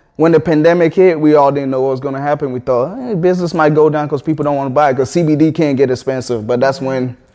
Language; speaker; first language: English; early bilingual, other home language; Akan